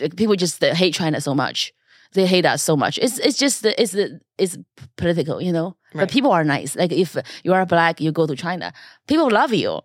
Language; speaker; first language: English; non-native, fluent; Chinese